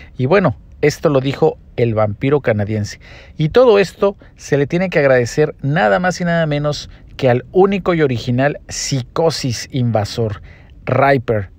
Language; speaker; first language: Spanish; native; Spanish